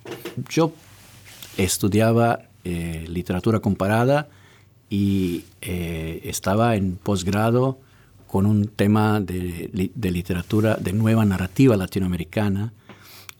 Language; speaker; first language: Spanish; non-native, fluent; Serbian